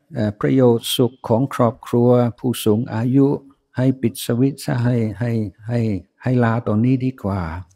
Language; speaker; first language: Thai; non-native, fluent; English